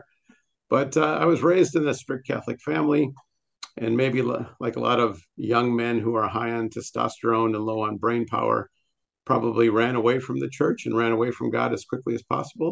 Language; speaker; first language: English; native; English